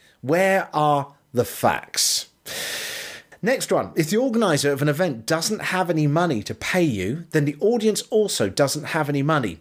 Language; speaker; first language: English; native; English